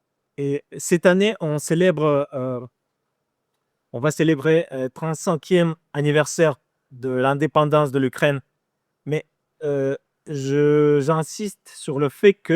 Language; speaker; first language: French; non-native, fluent; Ukrainian